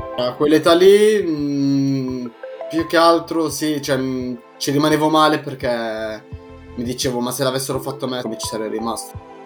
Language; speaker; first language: Italian; early bilingual, other home language; Arabic